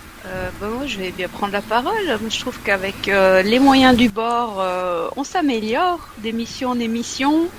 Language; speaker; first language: French; native; French